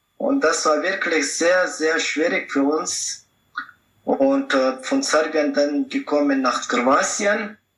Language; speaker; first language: German; non-native, learner; Pashto